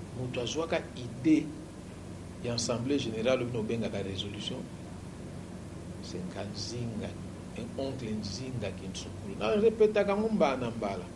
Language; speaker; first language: Lingala; non-native, local second language; Kongo